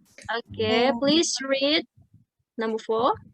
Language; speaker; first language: English; non-native, fluent; Indonesian